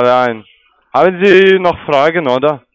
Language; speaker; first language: German; non-native, learner; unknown